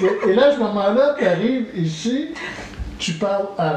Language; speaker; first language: French; native; French